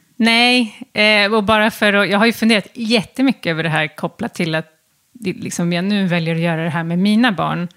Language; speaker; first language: Swedish; native; Swedish